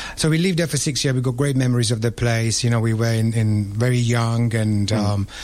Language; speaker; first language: English; non-native, fluent; Italian